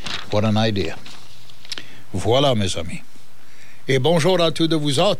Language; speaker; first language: French; early bilingual, heritage; French